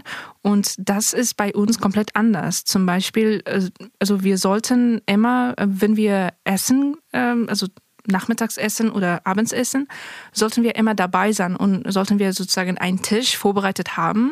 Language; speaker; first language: German; non-native, fluent; Persian